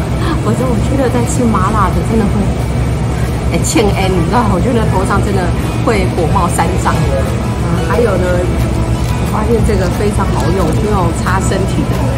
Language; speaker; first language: Chinese; native; Chinese